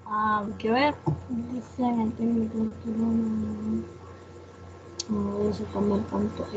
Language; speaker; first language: Spanish; native; Spanish